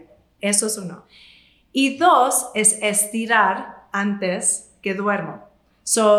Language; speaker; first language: Spanish; non-native, fluent; English